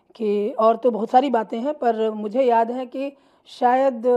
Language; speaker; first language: Hindi; native; Hindi